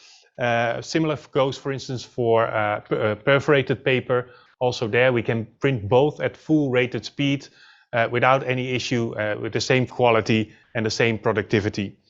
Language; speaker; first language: English; non-native, fluent; Dutch